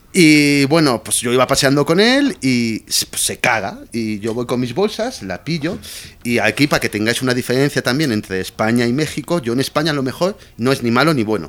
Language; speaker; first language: Spanish; native; Spanish